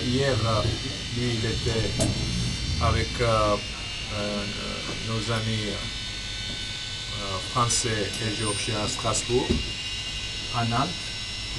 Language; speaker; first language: French; non-native, fluent; Georgian